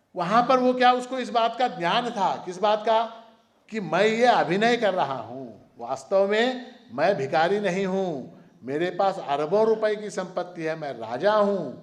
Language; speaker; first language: Hindi; non-native, local second language; Marathi